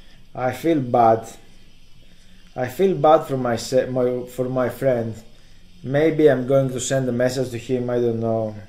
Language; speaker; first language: English; non-native, fluent; Greek